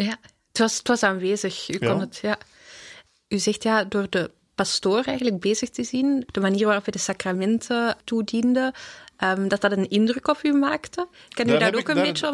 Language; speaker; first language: Dutch; native; Dutch